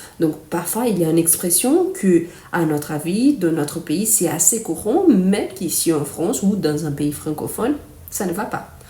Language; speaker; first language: French; non-native, fluent; Portuguese